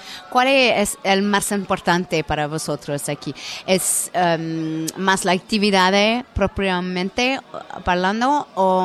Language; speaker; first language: Spanish; non-native, learner; French